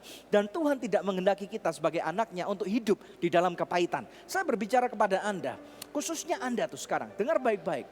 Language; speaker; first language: Indonesian; native; Indonesian